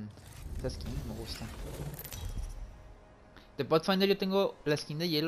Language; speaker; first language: Spanish; native; Spanish